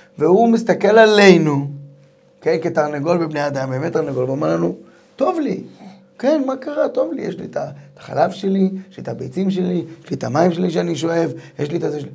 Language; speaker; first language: Hebrew; native; Hebrew